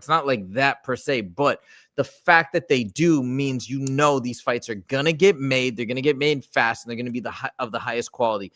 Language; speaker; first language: English; native; English